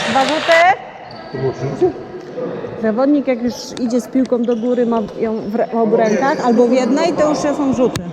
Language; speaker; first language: Polish; native; Polish